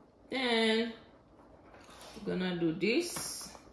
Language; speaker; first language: English; non-native, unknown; Haitian Creole